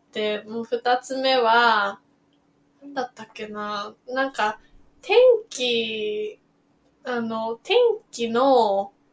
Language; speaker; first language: Japanese; non-native, fluent; Chinese